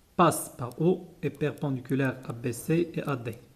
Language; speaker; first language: French; non-native, local second language; Arabic